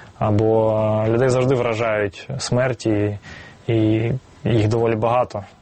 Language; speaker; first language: Ukrainian; native; Ukrainian